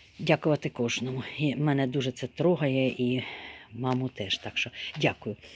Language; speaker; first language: Ukrainian; non-native, local second language; Russian